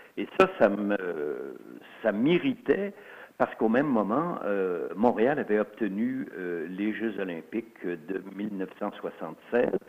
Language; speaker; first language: French; early bilingual, other home language; Swiss German